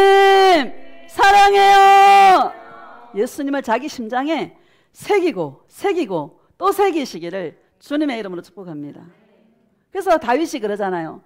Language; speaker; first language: Korean; native; Korean